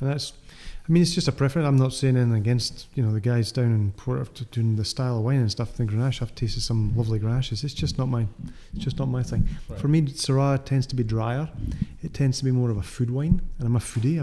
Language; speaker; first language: English; native; English